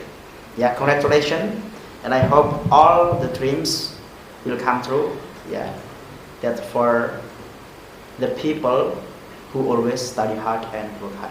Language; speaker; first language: English; non-native, fluent; Indonesian